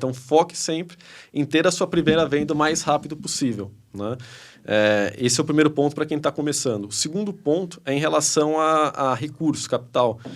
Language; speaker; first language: Portuguese; early bilingual, other home language; Spanish